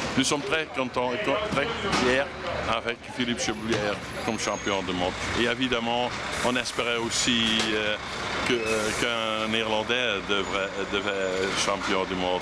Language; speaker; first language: French; non-native, fluent; Dutch